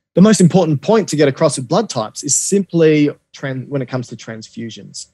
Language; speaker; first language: English; native; English